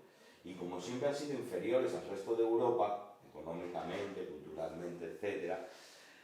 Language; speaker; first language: Spanish; native; Spanish